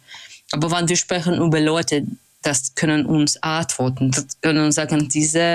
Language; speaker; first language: German; non-native, fluent; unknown